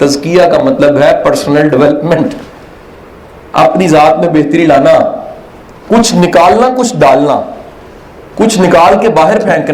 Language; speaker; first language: Urdu; native; Urdu